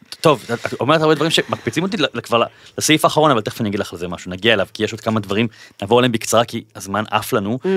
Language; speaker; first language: Hebrew; native; Hebrew